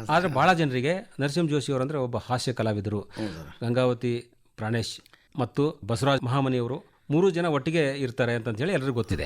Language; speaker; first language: Kannada; native; Kannada